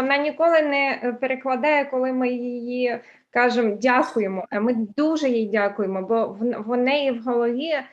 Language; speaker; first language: Ukrainian; early bilingual, heritage; Ukrainian